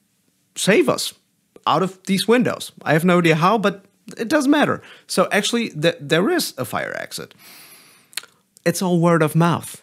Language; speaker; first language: English; non-native, fluent; German